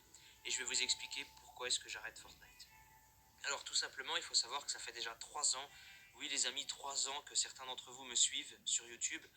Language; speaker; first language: French; native; French